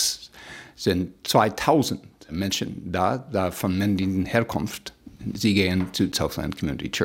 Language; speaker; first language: German; early bilingual, heritage; Plautdietsch